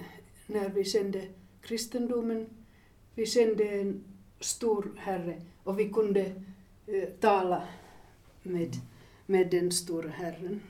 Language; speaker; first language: Swedish; non-native, fluent; Finnish